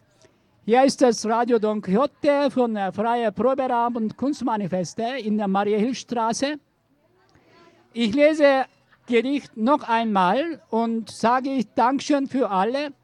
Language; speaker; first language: German; non-native, learner; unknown